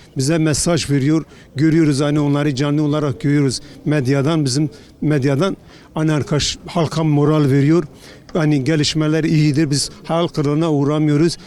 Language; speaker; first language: Turkish; non-native, local second language; Kurdish